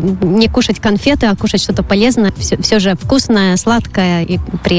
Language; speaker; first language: Russian; non-native, local second language; Latvian